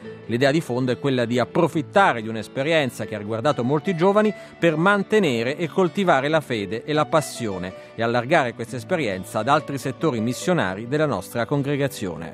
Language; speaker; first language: Italian; native; Italian